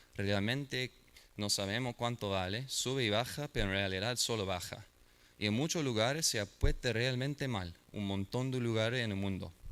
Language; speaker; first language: Spanish; non-native, learner; English